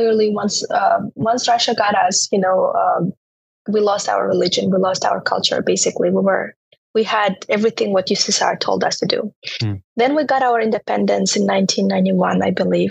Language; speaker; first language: English; non-native, fluent; Turkmen